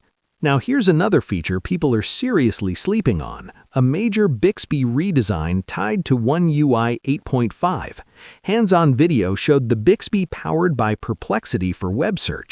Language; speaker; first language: English; native; English